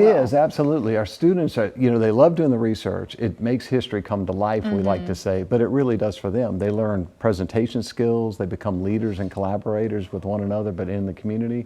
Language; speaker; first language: English; native; English